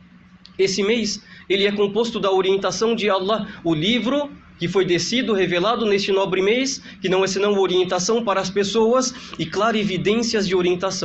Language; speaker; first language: Portuguese; native; Portuguese